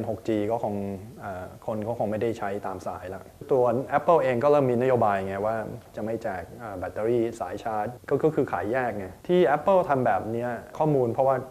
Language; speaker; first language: Thai; native; Thai